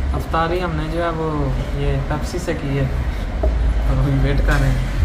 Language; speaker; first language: Urdu; non-native, local second language; Punjabi